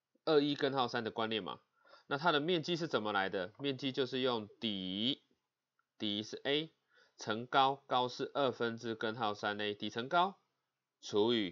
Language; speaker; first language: Chinese; native; Chinese